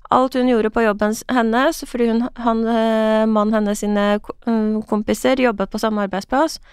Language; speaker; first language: Norwegian; non-native, fluent; Persian